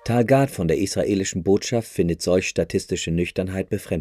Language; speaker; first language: German; native; German